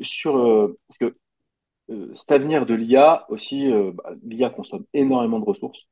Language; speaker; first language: French; native; French